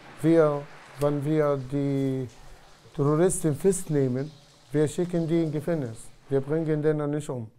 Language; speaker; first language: German; non-native, learner; Arabic